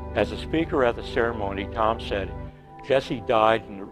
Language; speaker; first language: English; native; English